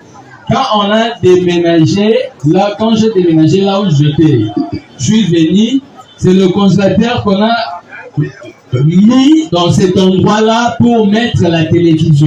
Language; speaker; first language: French; non-native, local second language; Lingala